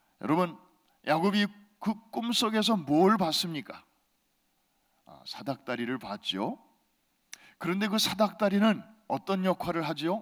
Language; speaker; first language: Korean; native; Korean